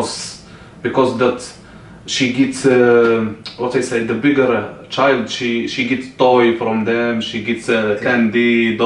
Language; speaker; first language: English; non-native, learner; Arabic